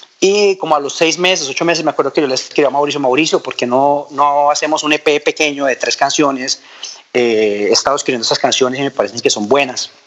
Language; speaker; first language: Spanish; native; Spanish